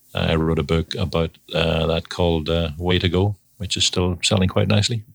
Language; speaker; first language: English; native; English